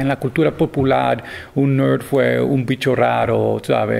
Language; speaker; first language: Spanish; early bilingual, heritage; Spanish